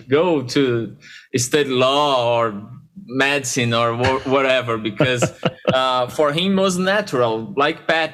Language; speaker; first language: English; non-native, fluent; Portuguese